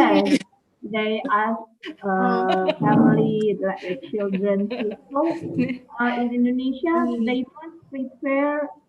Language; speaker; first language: English; non-native, learner; Indonesian